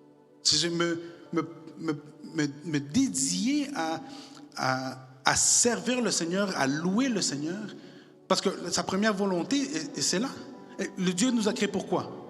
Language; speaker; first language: French; non-native, fluent; Spanish